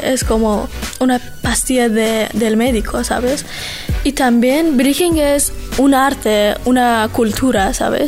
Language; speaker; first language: Spanish; non-native, learner; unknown